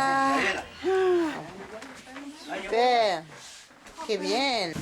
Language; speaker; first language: Spanish; non-native, learner; French